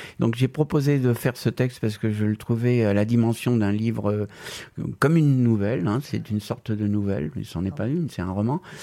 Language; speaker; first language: French; non-native, fluent; Spanish